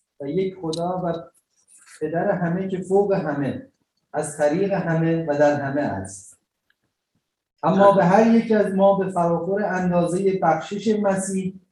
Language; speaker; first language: Persian; native; Persian